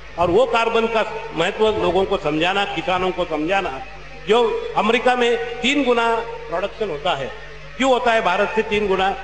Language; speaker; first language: Hindi; non-native, local second language; Marathi